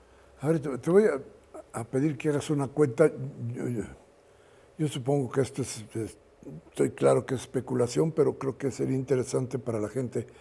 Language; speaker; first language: Spanish; native; Spanish